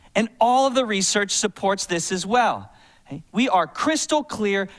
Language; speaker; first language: English; native; English